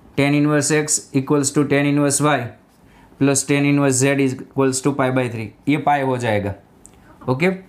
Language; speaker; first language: Hindi; non-native, local second language; Gujarati